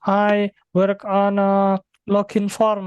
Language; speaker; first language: English; non-native, fluent; Indonesian